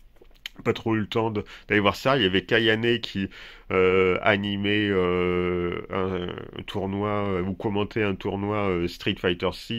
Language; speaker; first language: French; native; French